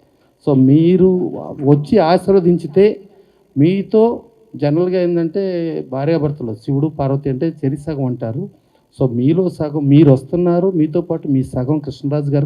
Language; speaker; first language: Telugu; native; Telugu